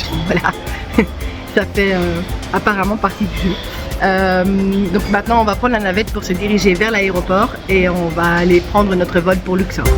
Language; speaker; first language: French; native; French